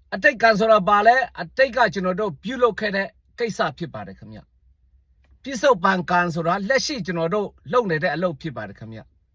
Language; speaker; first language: Burmese; non-native, local second language; Shan